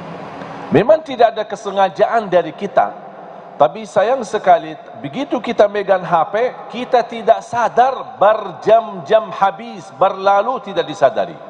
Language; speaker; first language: Indonesian; non-native, fluent; Arabic